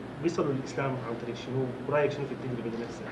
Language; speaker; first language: Arabic; native; Arabic